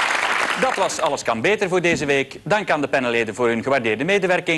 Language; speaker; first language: Dutch; native; Dutch